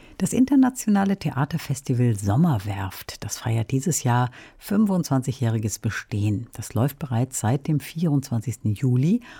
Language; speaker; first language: German; native; German